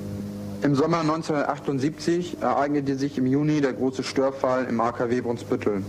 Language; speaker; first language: German; native; German